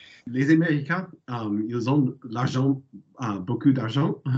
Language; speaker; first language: French; non-native, learner; English